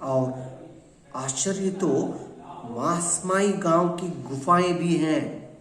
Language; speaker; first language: Hindi; non-native, local second language; Kannada